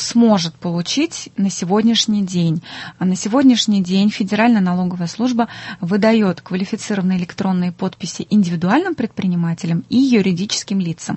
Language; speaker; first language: Russian; native; Russian